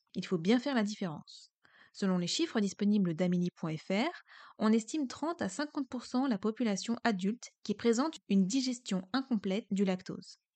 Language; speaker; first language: French; native; French